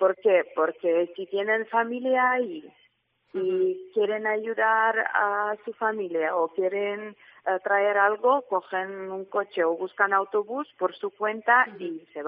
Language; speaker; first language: Spanish; non-native, fluent; Ukrainian